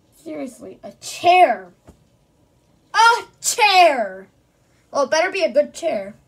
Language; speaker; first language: English; native; English